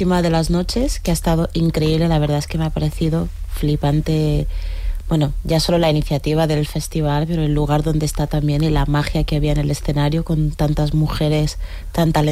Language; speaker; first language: Spanish; non-native, fluent; Upper Guinea Crioulo